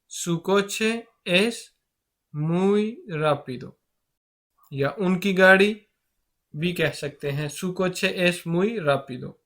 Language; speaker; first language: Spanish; non-native, fluent; Urdu